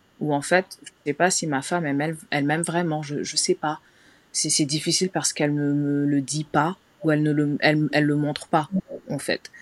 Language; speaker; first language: French; non-native, local second language; Wolof